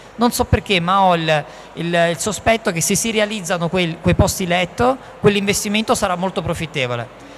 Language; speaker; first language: Italian; native; Italian